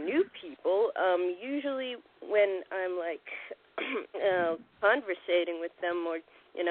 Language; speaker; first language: English; native; English